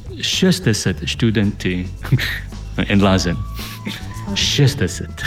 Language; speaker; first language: Slovenian; non-native, learner; Chinese